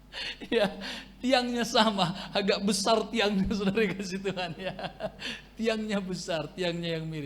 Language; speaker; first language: Indonesian; native; Indonesian